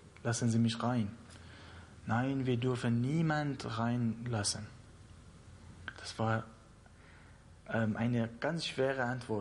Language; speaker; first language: German; non-native, learner; Persian